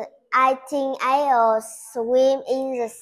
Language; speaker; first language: English; non-native, learner; Vietnamese